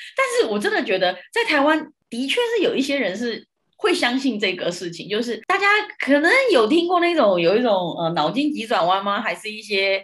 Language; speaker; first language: Chinese; early bilingual, heritage; Chinese